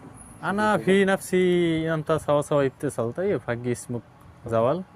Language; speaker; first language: Arabic; non-native, learner; Bangla